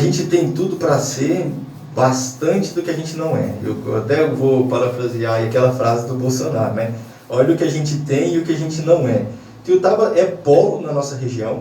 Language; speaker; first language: Portuguese; native; Portuguese